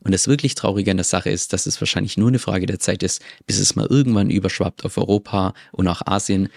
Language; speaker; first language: German; native; German